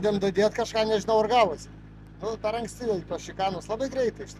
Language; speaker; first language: Lithuanian; native; Lithuanian